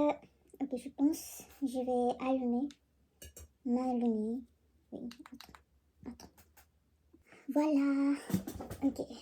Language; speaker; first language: French; non-native, learner; Korean